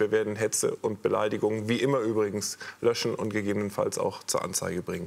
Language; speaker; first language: German; native; German